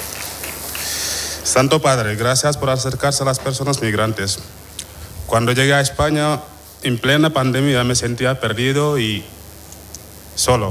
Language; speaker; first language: Spanish; non-native, fluent; Wolof